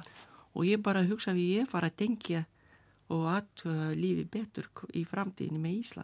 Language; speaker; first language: Icelandic; non-native, learner; Lithuanian